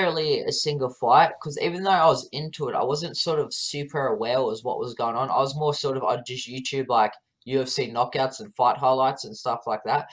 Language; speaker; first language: English; native; English